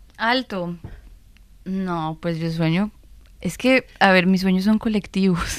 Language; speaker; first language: Spanish; native; Spanish